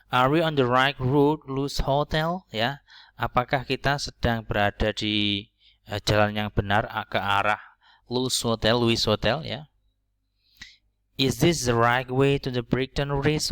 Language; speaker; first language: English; non-native, learner; Indonesian